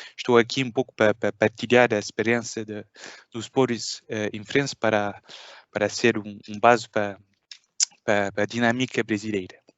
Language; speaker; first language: Portuguese; early bilingual, heritage; French